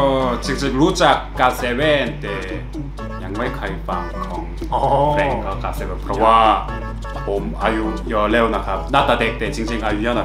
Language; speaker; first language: Thai; non-native, fluent; Korean